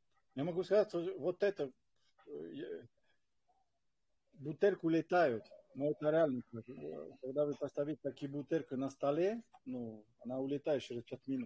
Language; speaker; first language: Russian; non-native, fluent; French